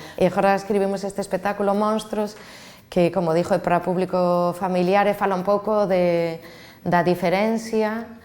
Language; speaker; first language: Galician; native; Galician